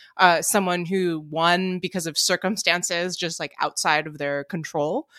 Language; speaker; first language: English; native; English